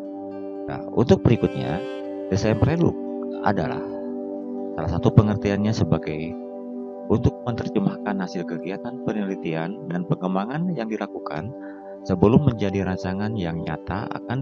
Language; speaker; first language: Indonesian; native; Indonesian